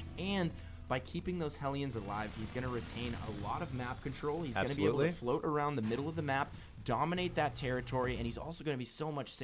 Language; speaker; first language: English; native; English